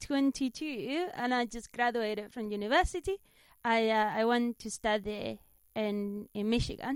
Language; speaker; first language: English; non-native, fluent; Spanish